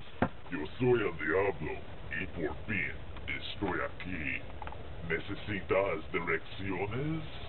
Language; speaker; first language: Spanish; non-native, learner; English